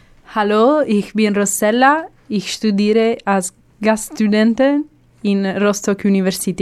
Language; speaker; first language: German; non-native, learner; Italian